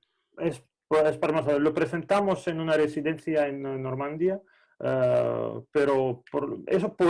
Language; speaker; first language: Spanish; non-native, fluent; Greek